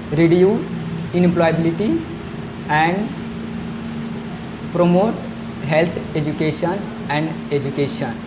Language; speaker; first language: English; non-native, learner; Hindi